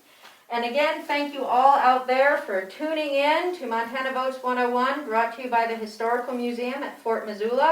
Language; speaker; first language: English; native; English